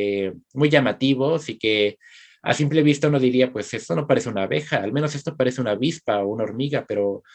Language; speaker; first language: Spanish; native; Spanish